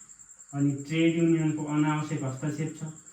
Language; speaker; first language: Nepali; native; Nepali